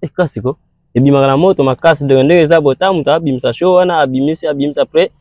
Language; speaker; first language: Lingala; non-native, local second language; Kongo